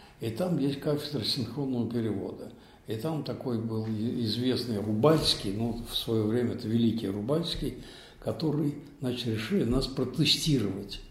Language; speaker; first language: Russian; native; Russian